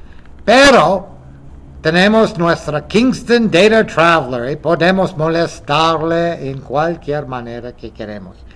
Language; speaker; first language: Spanish; non-native, fluent; English